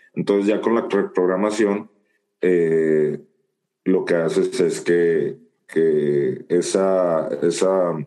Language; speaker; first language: Spanish; native; Spanish